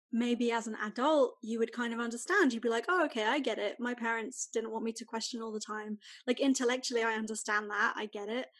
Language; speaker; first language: English; native; English